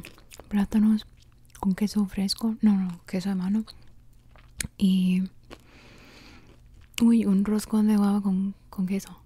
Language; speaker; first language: Spanish; early bilingual, heritage; Spanish